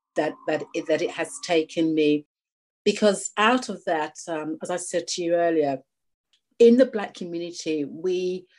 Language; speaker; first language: English; native; English